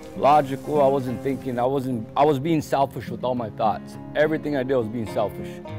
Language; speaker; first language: English; native; English